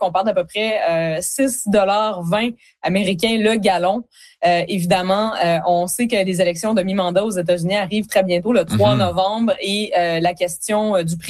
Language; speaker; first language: French; native; French